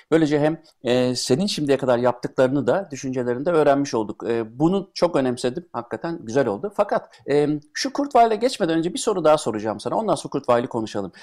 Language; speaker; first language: Turkish; native; Turkish